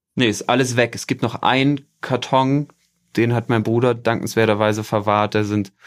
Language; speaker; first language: German; native; German